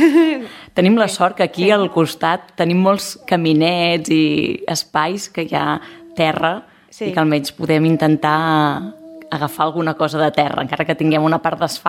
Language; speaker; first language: Catalan; native; Catalan